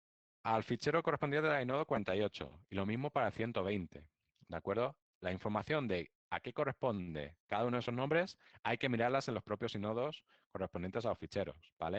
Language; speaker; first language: Spanish; native; Spanish